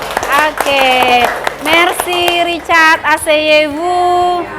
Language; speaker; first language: French; non-native, fluent; Indonesian